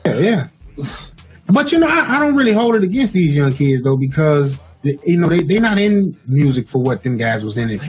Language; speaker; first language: English; native; English